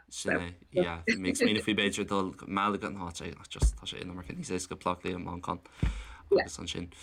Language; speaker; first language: Irish; non-native, local second language; English